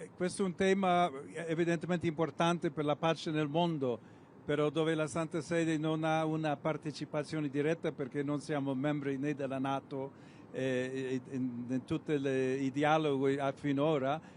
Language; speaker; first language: Italian; non-native, fluent; English